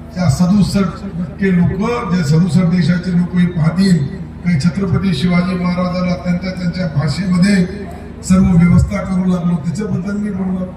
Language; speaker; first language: Marathi; non-native, local second language; Urdu